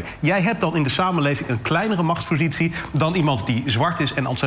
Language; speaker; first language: Dutch; native; Dutch